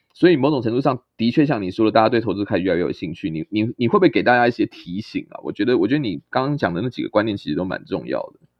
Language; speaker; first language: Chinese; native; Chinese